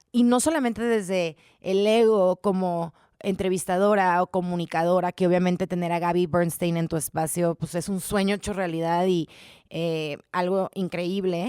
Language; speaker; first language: Spanish; native; Spanish